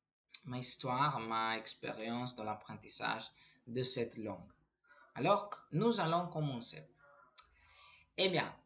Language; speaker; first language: French; non-native, learner; Spanish